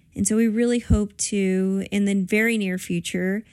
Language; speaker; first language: English; native; English